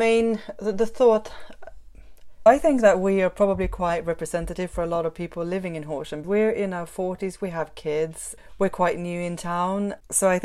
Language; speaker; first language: English; non-native, fluent; Swedish